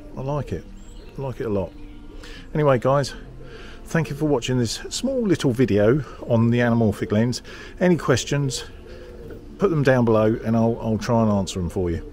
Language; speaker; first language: English; native; English